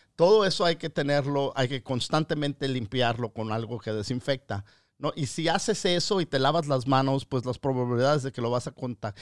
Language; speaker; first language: Spanish; early bilingual, other home language; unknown